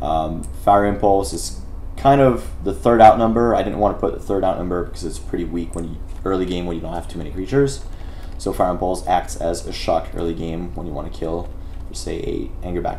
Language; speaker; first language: English; non-native, local second language; French